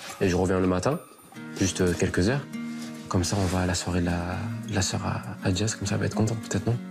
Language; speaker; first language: French; early bilingual, other home language; Portuguese